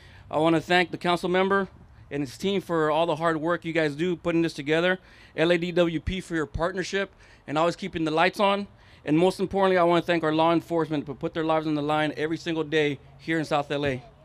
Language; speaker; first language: English; early bilingual, other home language; Spanish